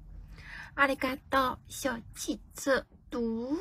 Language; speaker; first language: Japanese; non-native, learner; Chinese